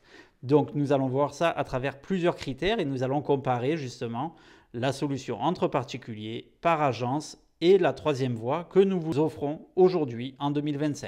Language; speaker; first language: French; native; French